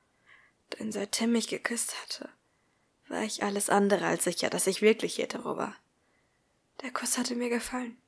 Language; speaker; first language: German; native; German